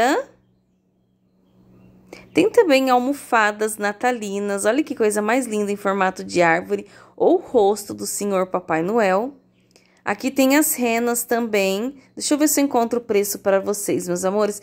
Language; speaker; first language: Portuguese; native; Portuguese